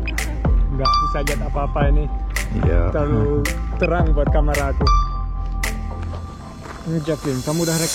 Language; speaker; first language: Indonesian; early bilingual, heritage; Indonesian